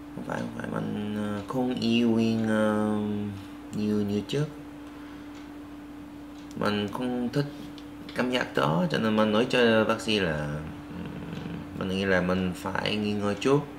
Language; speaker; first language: Vietnamese; non-native, learner; Korean